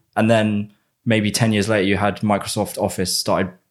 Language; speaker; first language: English; native; English